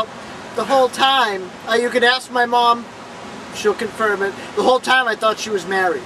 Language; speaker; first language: English; native; English